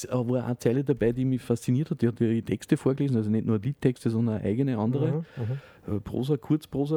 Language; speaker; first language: German; native; German